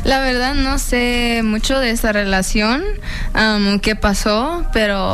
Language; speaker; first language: Spanish; early bilingual, heritage; English